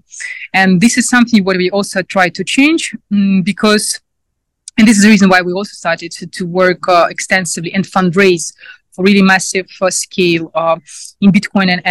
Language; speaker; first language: English; non-native, fluent; Ukrainian